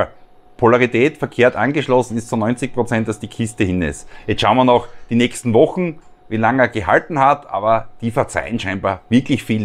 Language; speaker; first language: German; native; German